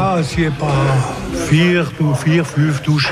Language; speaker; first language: German; non-native, local second language; French